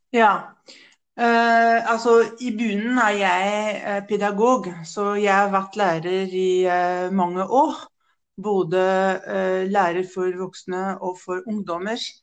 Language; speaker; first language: Norwegian; non-native, fluent; French